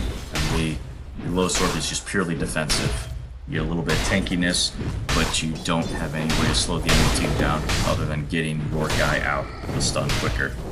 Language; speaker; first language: English; native; English